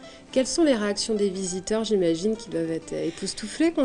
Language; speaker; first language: French; native; French